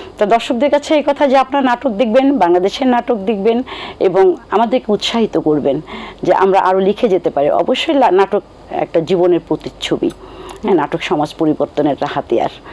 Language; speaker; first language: Bangla; native; Bangla